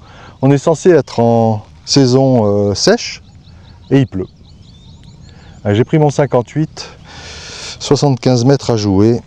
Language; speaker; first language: French; native; French